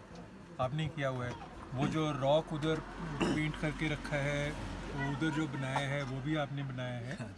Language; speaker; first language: Hindi; native; Hindi